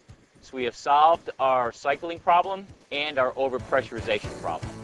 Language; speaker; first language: English; native; English